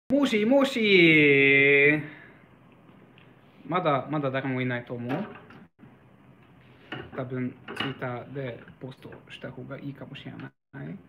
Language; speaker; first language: Japanese; non-native, fluent; Hungarian